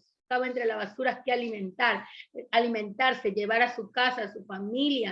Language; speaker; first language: Spanish; native; Spanish